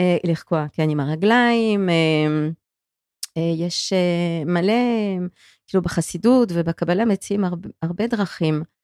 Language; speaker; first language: Hebrew; non-native, fluent; French